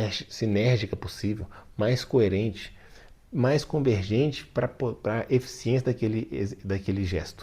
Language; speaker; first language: Portuguese; native; Portuguese